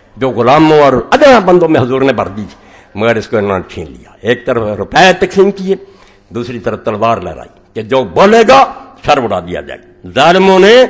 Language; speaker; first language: Urdu; non-native, local second language; Punjabi